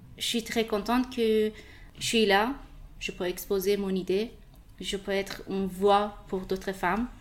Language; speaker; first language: French; non-native, learner; Persian